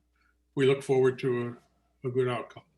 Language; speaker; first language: English; native; English